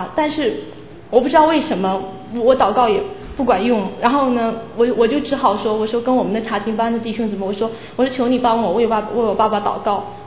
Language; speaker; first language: Chinese; native; Chinese